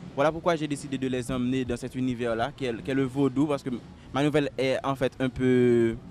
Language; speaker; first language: French; native; French